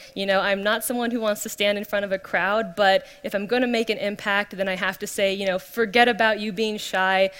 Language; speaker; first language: English; native; English